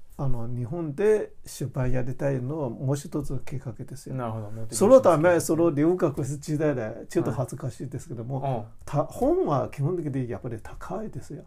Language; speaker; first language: Japanese; non-native, fluent; Chinese